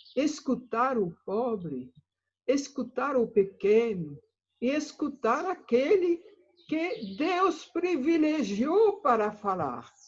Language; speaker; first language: Portuguese; non-native, fluent; French